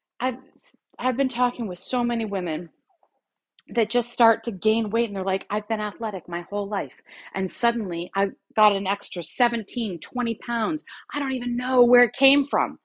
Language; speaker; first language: English; native; English